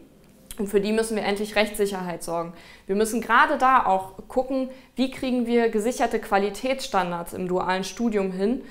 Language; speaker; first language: German; native; German